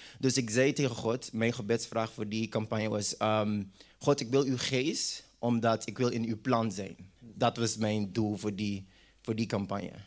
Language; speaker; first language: Dutch; non-native, local second language; English